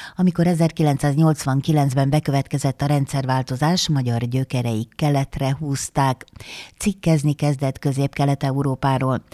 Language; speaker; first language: Hungarian; native; Hungarian